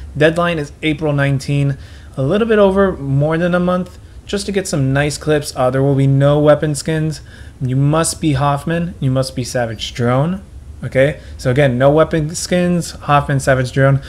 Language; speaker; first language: English; native; English